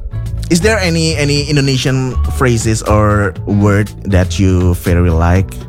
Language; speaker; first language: English; non-native, fluent; Indonesian